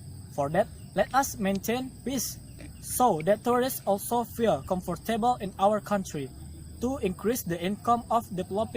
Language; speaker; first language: English; non-native, learner; Indonesian